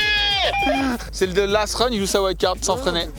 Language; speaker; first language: French; native; French